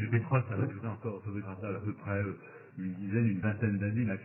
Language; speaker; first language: French; native; French